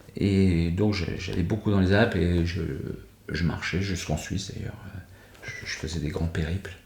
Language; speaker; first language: French; native; French